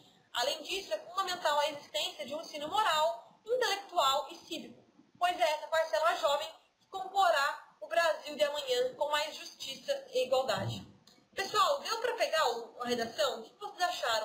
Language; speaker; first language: Portuguese; native; Portuguese